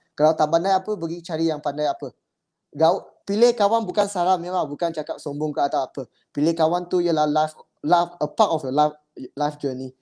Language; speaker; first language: Malay; non-native, local second language; Chinese